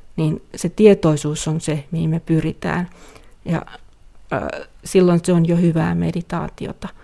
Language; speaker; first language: Finnish; native; Finnish